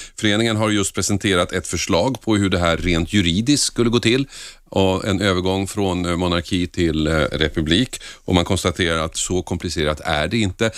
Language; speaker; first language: Swedish; native; Swedish